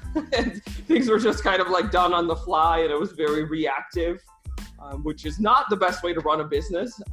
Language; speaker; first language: English; early bilingual, other home language; Russian